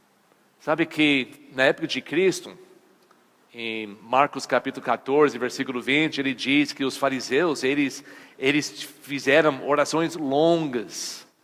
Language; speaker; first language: Portuguese; non-native, fluent; English